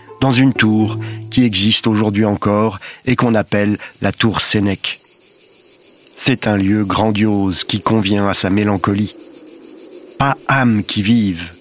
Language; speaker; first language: French; native; French